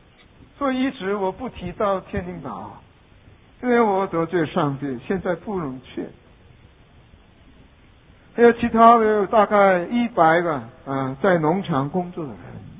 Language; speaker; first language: Chinese; non-native, fluent; Korean